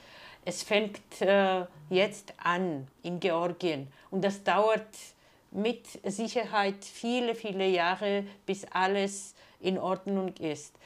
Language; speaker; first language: German; non-native, fluent; Georgian